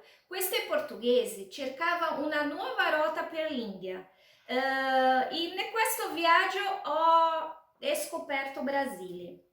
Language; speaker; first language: Italian; non-native, learner; Portuguese